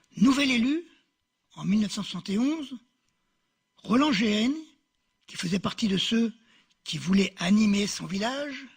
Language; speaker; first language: French; native; French